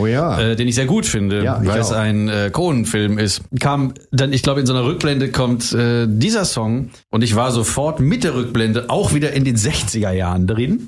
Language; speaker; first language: German; native; German